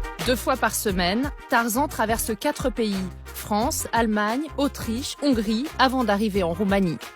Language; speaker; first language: French; native; French